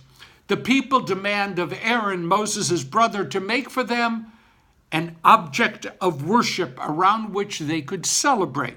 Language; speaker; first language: English; native; English